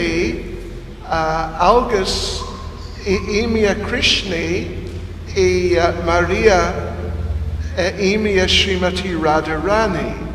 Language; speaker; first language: Russian; non-native, learner; English